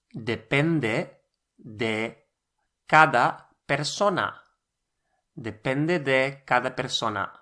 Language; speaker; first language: Spanish; non-native, fluent; English